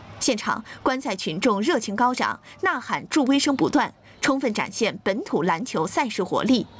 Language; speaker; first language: Chinese; native; Chinese